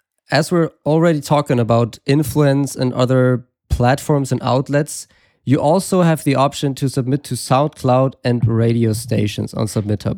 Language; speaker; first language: English; non-native, fluent; German